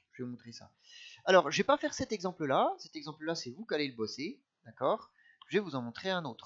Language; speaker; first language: French; native; French